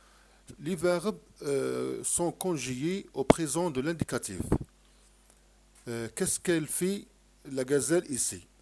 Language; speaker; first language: French; non-native, local second language; Arabic